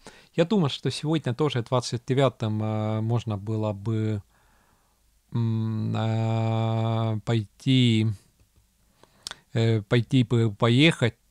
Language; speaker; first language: Russian; non-native, local second language; Estonian